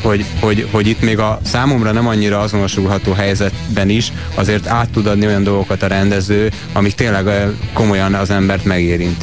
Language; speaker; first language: Hungarian; native; Hungarian